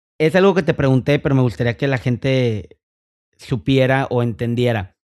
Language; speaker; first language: Spanish; native; Spanish